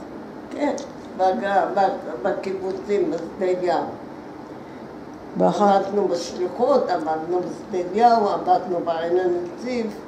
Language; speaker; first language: Hebrew; early bilingual, other home language; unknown